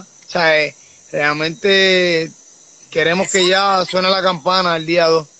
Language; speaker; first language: Spanish; native; Spanish